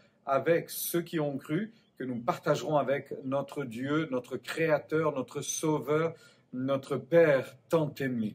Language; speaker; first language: French; native; French